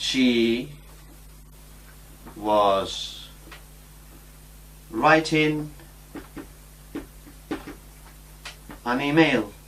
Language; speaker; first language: English; non-native, fluent; Spanish